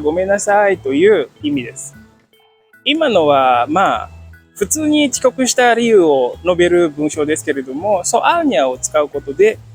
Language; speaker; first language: Japanese; non-native, fluent; Indonesian